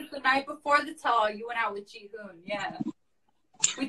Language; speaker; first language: English; native; English